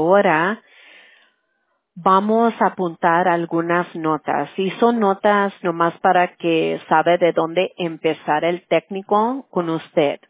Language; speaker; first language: Spanish; early bilingual, heritage; English